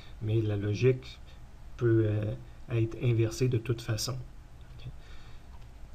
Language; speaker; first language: French; native; French